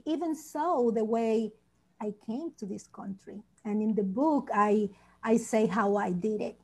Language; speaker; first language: English; non-native, learner; Spanish